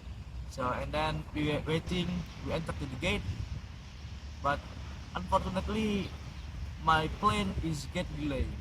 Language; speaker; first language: English; non-native, learner; Indonesian